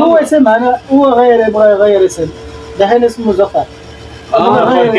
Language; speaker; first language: Arabic; non-native, learner; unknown